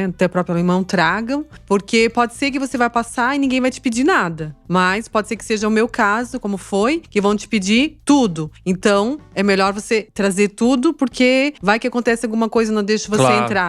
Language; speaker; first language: Portuguese; native; Portuguese